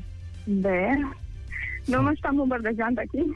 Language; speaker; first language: Catalan; non-native, fluent; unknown